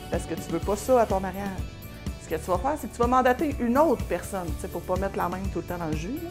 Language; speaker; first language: French; native; French